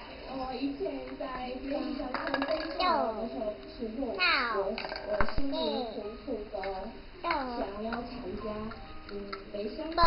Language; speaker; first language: Chinese; non-native, fluent; Korean